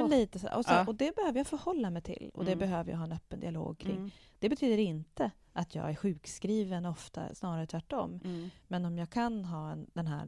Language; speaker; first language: Swedish; native; Swedish